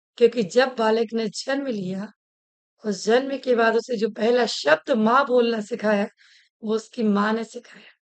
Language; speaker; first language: Hindi; native; Hindi